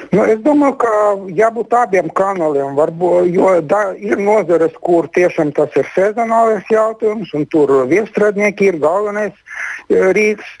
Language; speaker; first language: Latvian; non-native, local second language; Russian